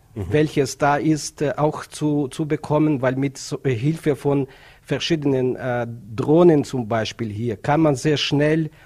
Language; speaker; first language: German; non-native, fluent; Ukrainian